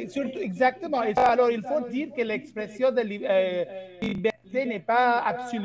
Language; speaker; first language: French; non-native, fluent; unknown